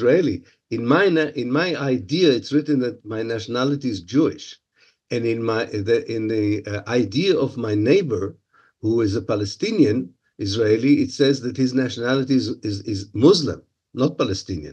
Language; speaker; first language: English; non-native, fluent; Hebrew